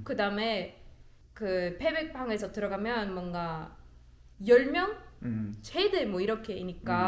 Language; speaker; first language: Korean; non-native, learner; German